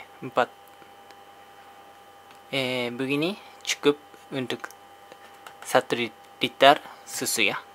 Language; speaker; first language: Indonesian; non-native, learner; Japanese